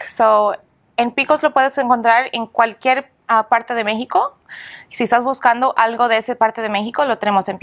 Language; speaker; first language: Spanish; early bilingual, heritage; English